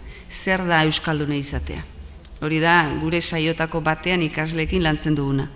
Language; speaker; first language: Basque; native; Basque